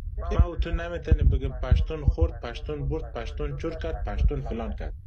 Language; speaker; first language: Persian; native; Persian